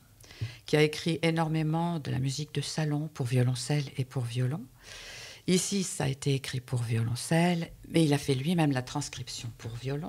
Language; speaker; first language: French; native; French